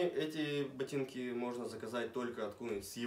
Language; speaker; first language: Russian; native; Russian